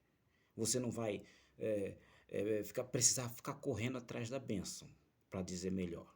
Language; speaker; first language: Portuguese; native; Portuguese